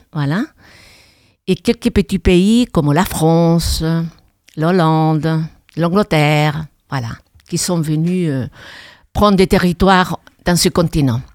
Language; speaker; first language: French; non-native, fluent; Spanish